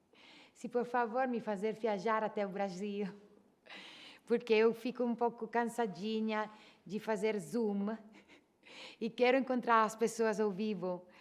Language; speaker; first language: Portuguese; non-native, learner; Italian